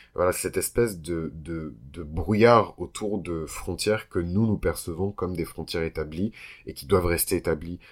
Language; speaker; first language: French; early bilingual, other home language; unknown